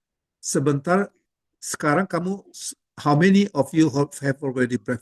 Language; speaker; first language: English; non-native, fluent; Indonesian